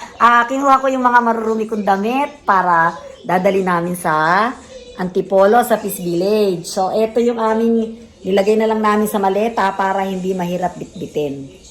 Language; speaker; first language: Filipino; native; Filipino